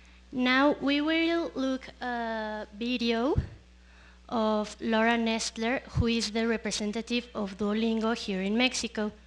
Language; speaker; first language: English; non-native, fluent; Spanish